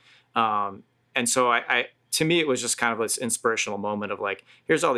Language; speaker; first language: English; native; English